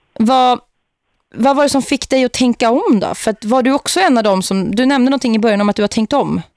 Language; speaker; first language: Swedish; native; Swedish